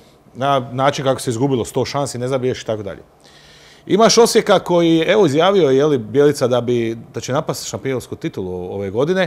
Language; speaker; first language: Croatian; native; Croatian